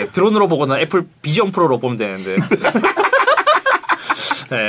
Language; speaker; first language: Korean; native; Korean